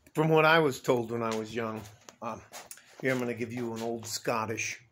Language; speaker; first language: English; native; English